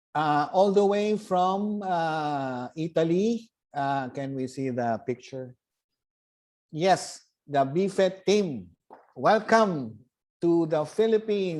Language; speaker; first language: English; non-native, local second language; Filipino